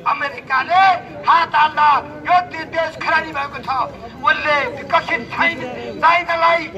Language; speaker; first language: Nepali; native; Nepali